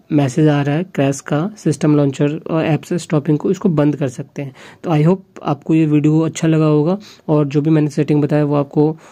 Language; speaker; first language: Hindi; native; Hindi